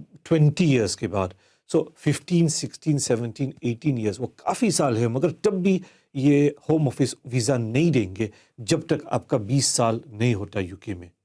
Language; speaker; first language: Hindi; early bilingual, heritage; Hindi